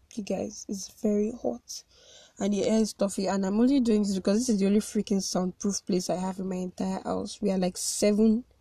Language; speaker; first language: English; non-native, local second language; Yoruba